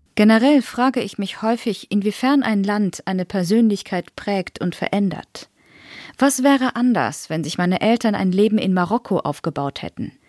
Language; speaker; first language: German; native; German